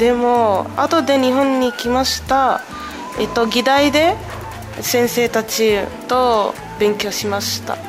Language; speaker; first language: Japanese; non-native, learner; Arabic